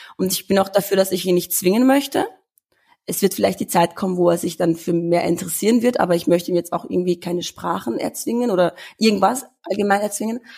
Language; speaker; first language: German; early bilingual, other home language; Albanian